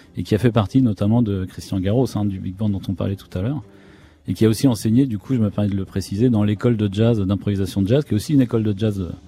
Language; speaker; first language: French; native; French